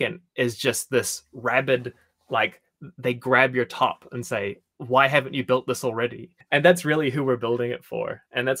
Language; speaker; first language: English; native; English